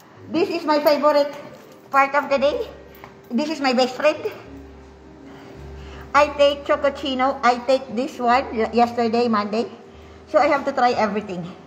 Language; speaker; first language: English; non-native, local second language; Filipino